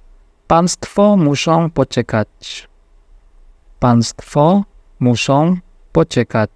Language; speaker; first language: Polish; non-native, fluent; Indonesian